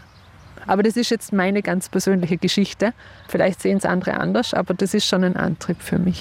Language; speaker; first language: German; native; German